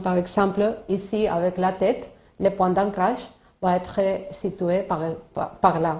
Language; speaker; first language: French; non-native, fluent; Spanish